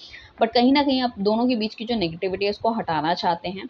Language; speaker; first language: Hindi; native; Hindi